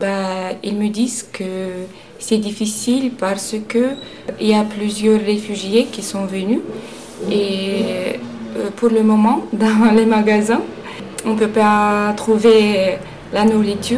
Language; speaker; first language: French; non-native, learner; Romanian